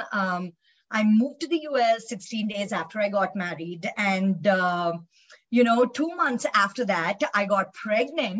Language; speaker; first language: English; non-native, local second language; Telugu